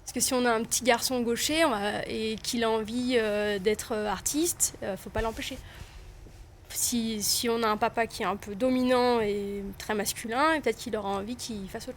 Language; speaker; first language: French; native; French